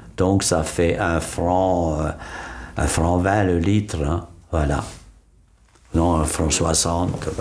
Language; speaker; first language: French; non-native, local second language; Swiss German